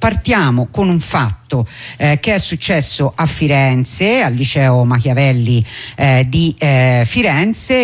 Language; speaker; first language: Italian; native; Italian